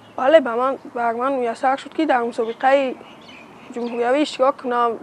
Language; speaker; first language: Tajik; native; Tajik